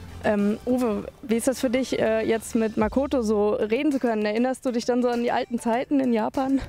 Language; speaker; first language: German; native; German